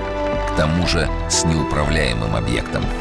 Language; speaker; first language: Russian; native; Russian